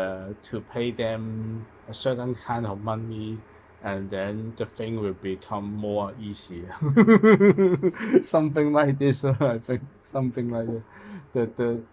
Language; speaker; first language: English; non-native, local second language; Cantonese